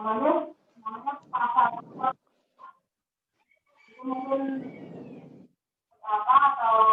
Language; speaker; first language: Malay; non-native, local second language; Javanese